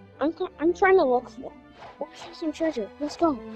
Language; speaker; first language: English; native; English